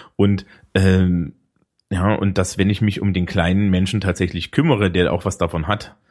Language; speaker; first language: German; native; German